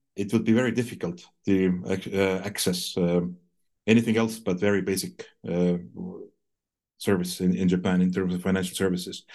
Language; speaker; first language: English; non-native, fluent; Estonian